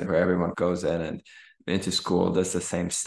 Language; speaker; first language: English; non-native, fluent; German